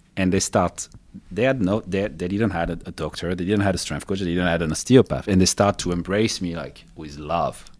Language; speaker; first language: English; non-native, fluent; French